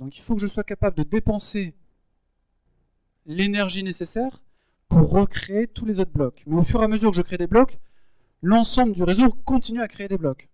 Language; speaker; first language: French; native; French